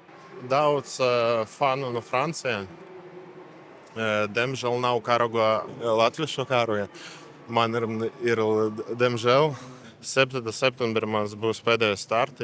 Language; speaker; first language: Latvian; non-native, local second language; Russian